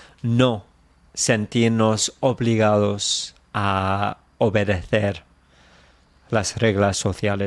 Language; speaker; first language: Spanish; non-native, fluent; English